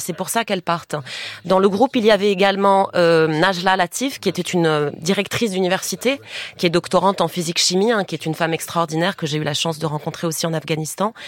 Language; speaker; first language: French; native; French